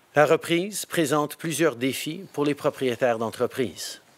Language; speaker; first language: French; early bilingual, heritage; French